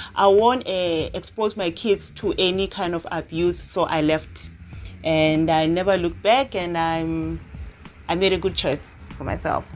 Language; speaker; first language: English; non-native, local second language; Zulu